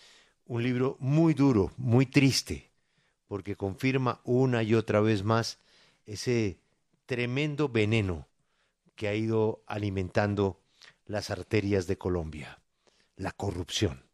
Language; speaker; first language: Spanish; native; Spanish